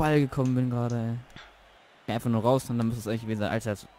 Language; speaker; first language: German; native; German